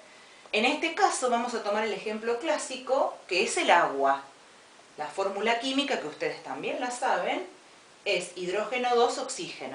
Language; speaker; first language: Spanish; native; Spanish